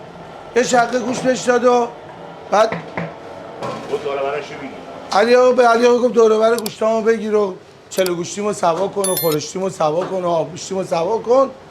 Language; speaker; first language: Persian; native; Persian